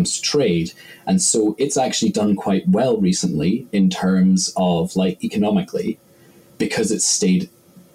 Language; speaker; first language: English; native; English